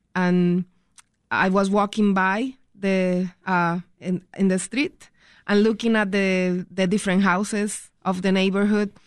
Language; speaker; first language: English; non-native, fluent; Spanish